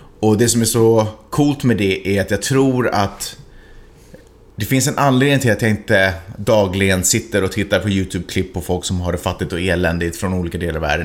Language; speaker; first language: Swedish; native; Swedish